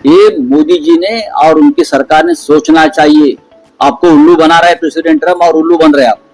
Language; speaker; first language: Hindi; non-native, local second language; Marathi